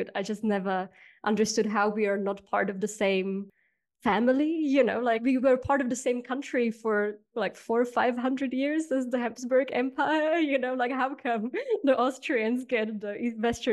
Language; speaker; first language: English; non-native, fluent; Czech